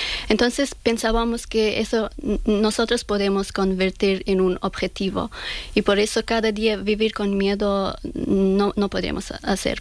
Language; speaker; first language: Spanish; non-native, fluent; Persian